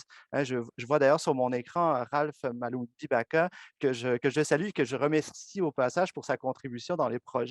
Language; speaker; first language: French; native; French